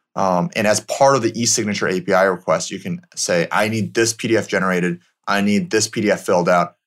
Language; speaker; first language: English; native; English